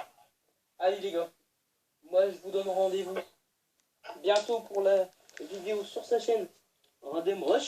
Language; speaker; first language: French; native; French